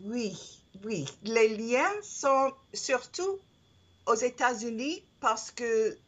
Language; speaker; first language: French; non-native, learner; English